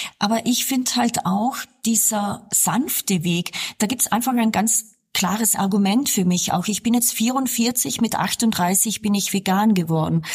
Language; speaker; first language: German; native; German